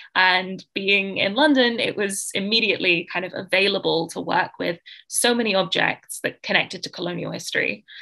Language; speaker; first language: English; native; English